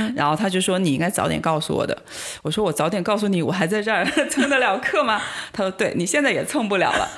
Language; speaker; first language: Chinese; native; Chinese